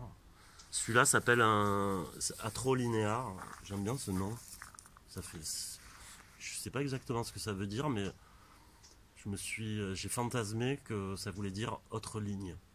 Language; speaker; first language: French; native; French